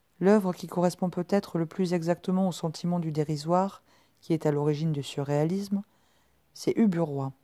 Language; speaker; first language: French; native; French